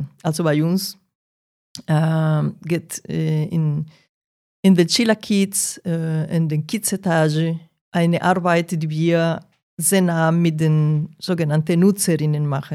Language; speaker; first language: German; non-native, fluent; Portuguese